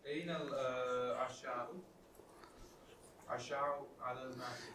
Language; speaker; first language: Arabic; non-native, learner; Bosnian